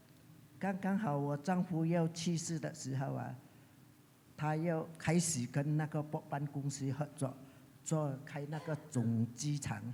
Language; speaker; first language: Chinese; early bilingual, heritage; Chinese